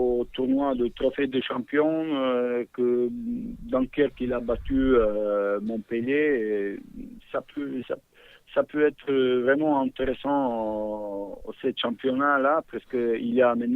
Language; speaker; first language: French; non-native, fluent; Bosnian